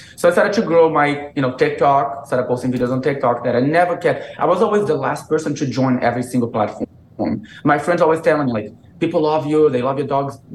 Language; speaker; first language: English; non-native, fluent; Portuguese